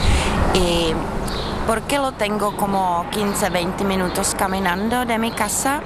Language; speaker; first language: Spanish; non-native, fluent; Czech